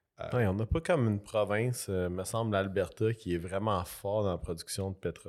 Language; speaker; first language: French; native; French